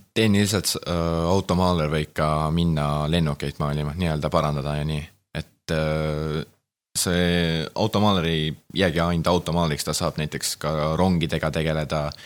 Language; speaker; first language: Estonian; native; Estonian